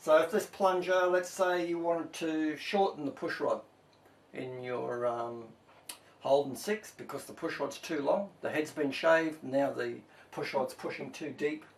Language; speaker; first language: English; native; English